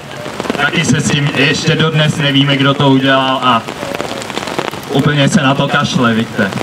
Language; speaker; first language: Czech; early bilingual, other home language; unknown